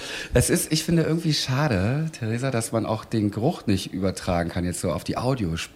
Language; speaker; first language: German; native; German